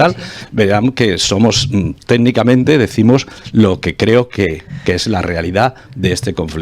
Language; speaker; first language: Spanish; native; Spanish